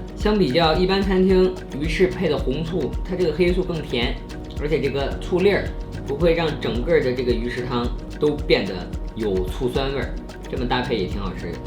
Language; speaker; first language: Chinese; native; Chinese